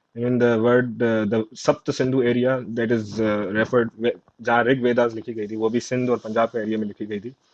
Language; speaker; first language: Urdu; non-native, local second language; Sindhi